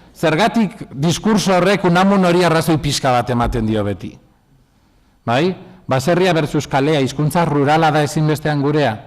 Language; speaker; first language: Basque; non-native, local second language; Spanish